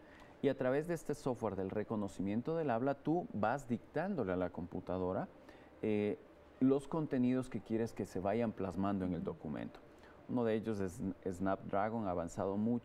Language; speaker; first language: Spanish; native; Spanish